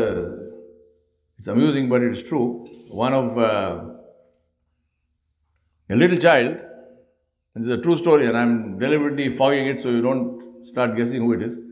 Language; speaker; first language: English; non-native, local second language; Urdu